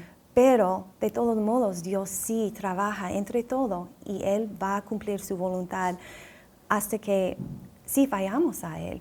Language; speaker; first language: Spanish; non-native, fluent; English